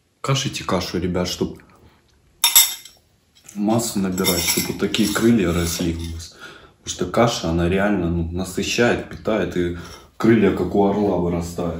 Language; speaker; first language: Russian; native; Russian